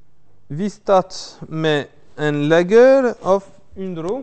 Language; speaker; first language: Norwegian; non-native, fluent; French